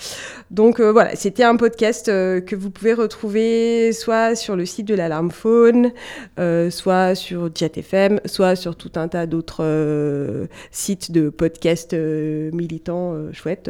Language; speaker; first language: French; native; French